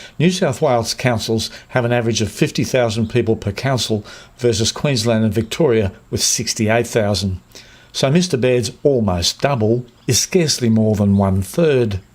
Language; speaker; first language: English; native; English